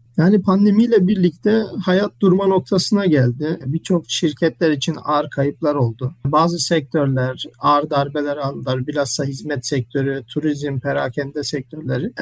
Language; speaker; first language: Turkish; early bilingual, heritage; Turkish